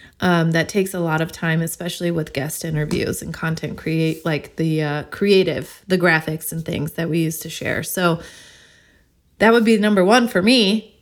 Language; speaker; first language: English; native; English